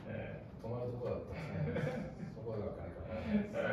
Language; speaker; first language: Japanese; non-native, fluent; Portuguese